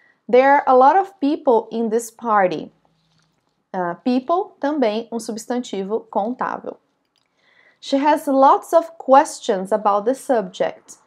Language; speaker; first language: English; non-native, fluent; Portuguese